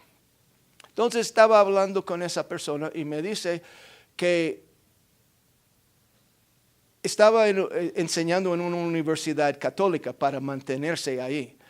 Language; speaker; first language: Spanish; non-native, fluent; English